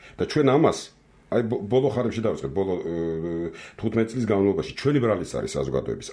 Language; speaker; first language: Georgian; non-native, local second language; Armenian